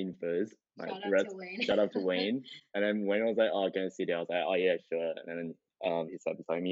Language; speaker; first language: English; non-native, local second language; Chinese